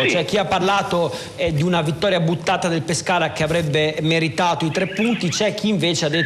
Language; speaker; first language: Italian; native; Italian